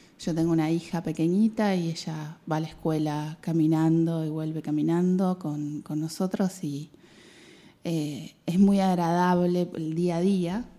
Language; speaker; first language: Spanish; native; Spanish